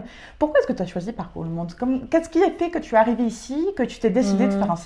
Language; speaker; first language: French; native; French